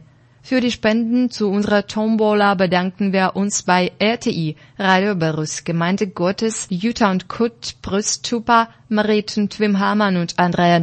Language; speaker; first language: German; non-native, fluent; Russian